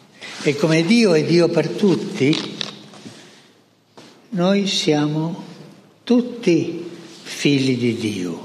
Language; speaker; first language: Italian; non-native, fluent; Spanish